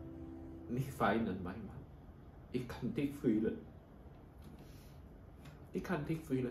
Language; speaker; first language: German; non-native, learner; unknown